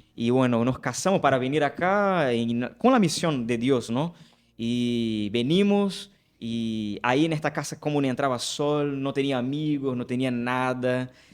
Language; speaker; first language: Spanish; non-native, fluent; Portuguese